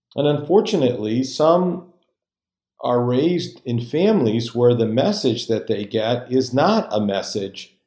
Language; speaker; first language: English; native; English